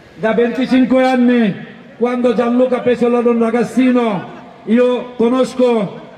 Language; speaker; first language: Italian; non-native, learner; Bangla